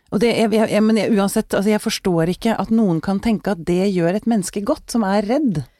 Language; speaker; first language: Norwegian; native; Norwegian